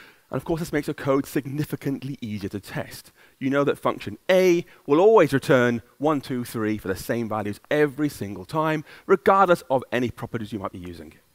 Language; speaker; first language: English; native; English